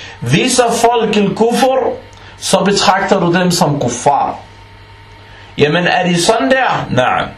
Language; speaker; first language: Danish; non-native, fluent; Arabic